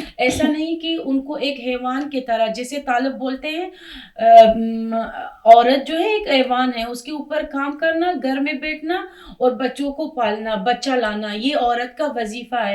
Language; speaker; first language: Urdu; non-native, fluent; Persian